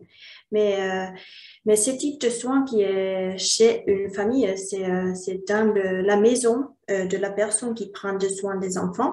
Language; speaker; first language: French; non-native, learner; Finnish